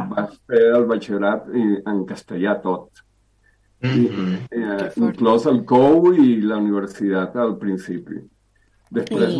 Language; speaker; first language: Catalan; early bilingual, heritage; Spanish